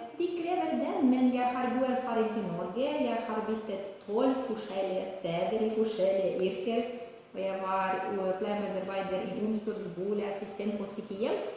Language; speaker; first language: Norwegian; non-native, learner; Ukrainian